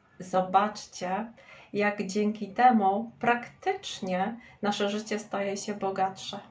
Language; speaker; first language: Polish; native; Polish